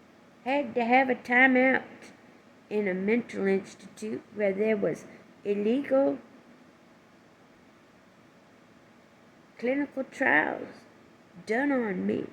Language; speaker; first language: English; native; English